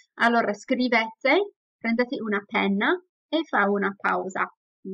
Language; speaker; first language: Italian; non-native, fluent; English